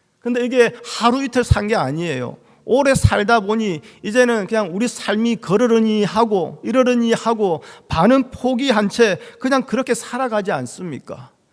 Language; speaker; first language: Korean; native; Korean